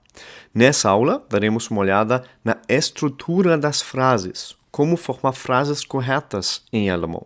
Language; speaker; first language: Portuguese; non-native, fluent; German